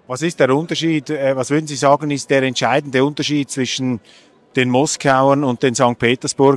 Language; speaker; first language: German; native; German